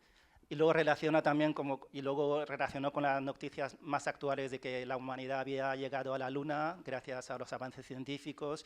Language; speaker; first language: Spanish; early bilingual, other home language; Chinese